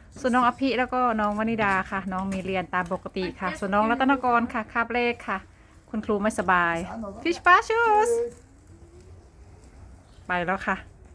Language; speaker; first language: Thai; native; Thai